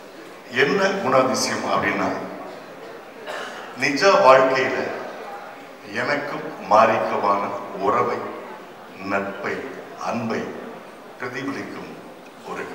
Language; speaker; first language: Tamil; native; Tamil